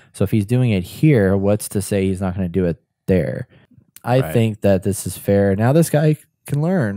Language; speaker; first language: English; native; English